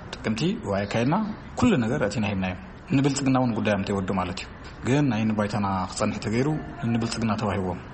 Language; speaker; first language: Tigrinya; native; Tigrinya